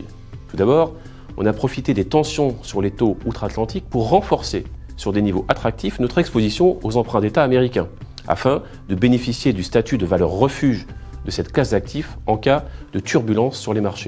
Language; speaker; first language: French; native; French